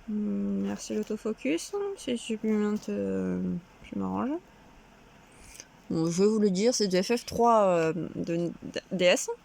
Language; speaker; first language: French; native; French